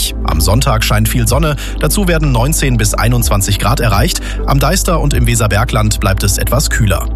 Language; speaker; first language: German; native; German